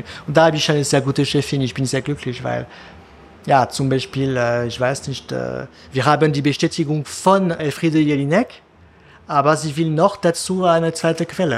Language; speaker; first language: German; non-native, fluent; French